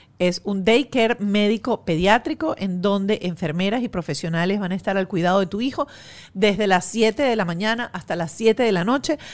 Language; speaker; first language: Spanish; native; Spanish